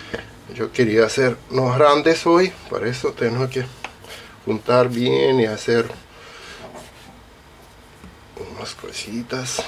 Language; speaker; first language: Spanish; non-native, learner; Russian